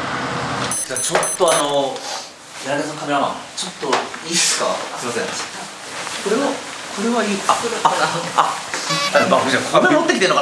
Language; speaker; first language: Japanese; native; Japanese